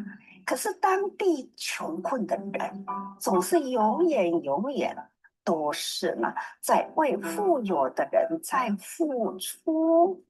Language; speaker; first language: Chinese; native; Chinese